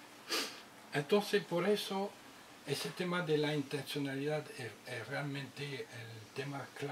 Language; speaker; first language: Spanish; non-native, fluent; French